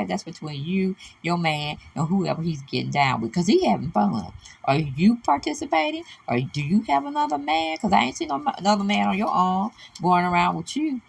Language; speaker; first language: English; native; English